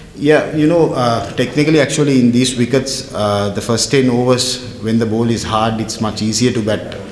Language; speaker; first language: English; non-native, local second language; Sinhala